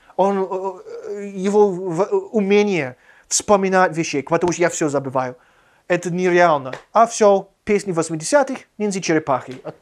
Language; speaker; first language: Russian; non-native, fluent; English